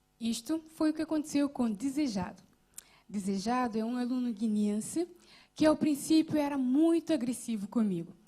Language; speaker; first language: Portuguese; non-native, local second language; Kabuverdianu